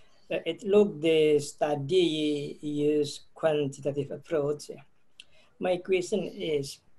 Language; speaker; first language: English; non-native, fluent; Indonesian